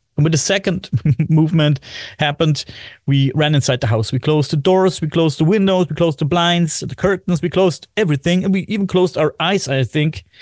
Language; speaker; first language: English; non-native, fluent; German